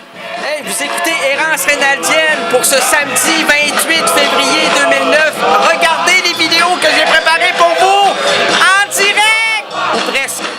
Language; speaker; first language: French; native; French